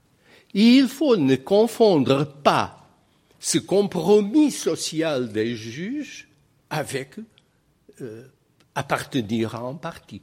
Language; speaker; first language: French; non-native, fluent; Portuguese